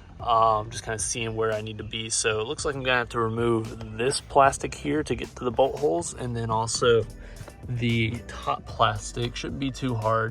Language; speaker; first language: English; native; English